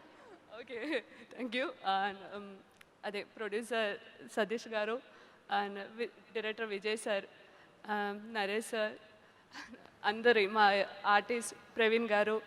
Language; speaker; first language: Telugu; non-native, learner; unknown